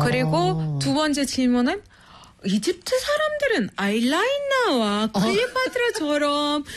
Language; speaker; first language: Korean; non-native, fluent; Arabic